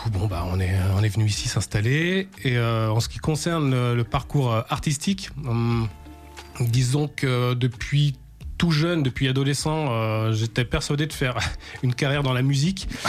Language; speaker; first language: French; native; French